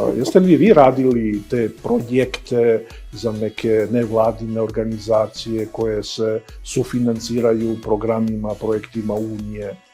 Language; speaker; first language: Bosnian; native; Bosnian